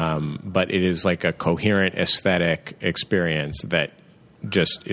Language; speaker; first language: English; native; English